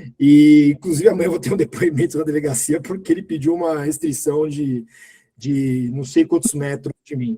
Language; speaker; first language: Portuguese; native; Portuguese